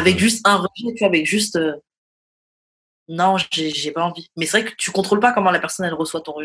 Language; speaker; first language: French; native; French